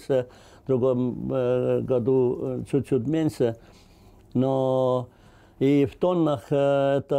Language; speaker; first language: Russian; non-native, learner; Estonian